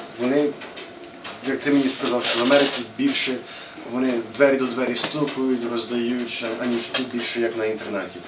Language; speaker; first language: Ukrainian; early bilingual, heritage; English